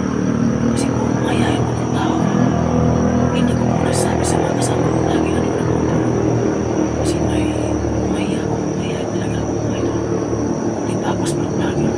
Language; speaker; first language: Filipino; non-native, local second language; Cebuano